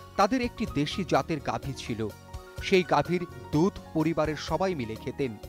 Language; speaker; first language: Bangla; native; Bangla